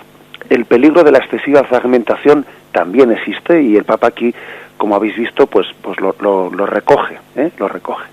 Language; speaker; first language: Spanish; native; Spanish